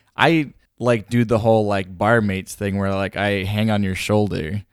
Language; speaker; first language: English; early bilingual, other home language; Italian